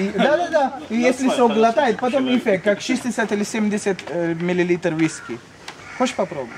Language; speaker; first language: Russian; non-native, learner; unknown